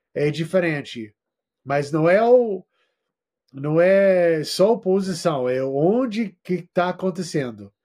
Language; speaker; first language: Portuguese; non-native, learner; English